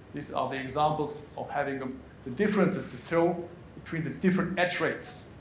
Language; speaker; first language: English; non-native, fluent; German